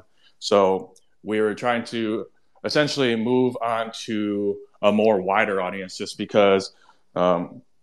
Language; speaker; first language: English; non-native, local second language; Cantonese